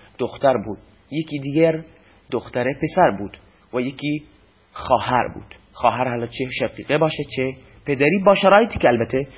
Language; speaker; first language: Persian; non-native, local second language; Baluchi